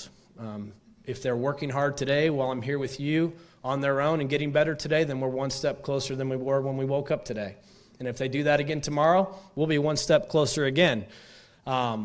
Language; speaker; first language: English; native; English